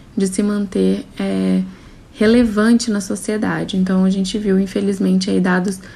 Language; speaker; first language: Portuguese; native; Portuguese